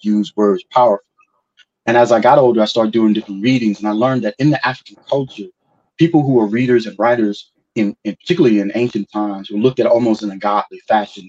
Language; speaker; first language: English; native; English